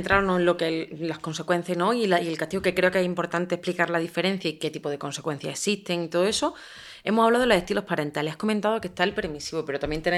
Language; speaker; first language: Spanish; native; Spanish